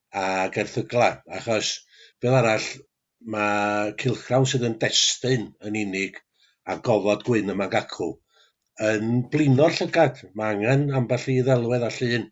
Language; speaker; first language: Welsh; native; Welsh